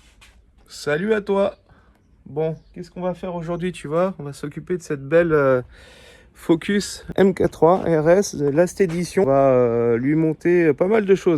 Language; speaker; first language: French; native; French